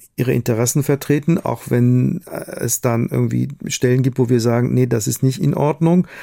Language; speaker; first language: German; non-native, fluent; Persian